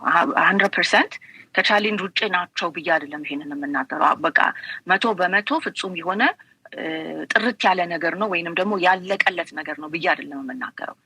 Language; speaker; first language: Amharic; native; Amharic